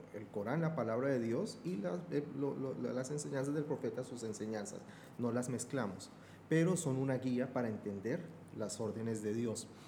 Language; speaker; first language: Spanish; native; Spanish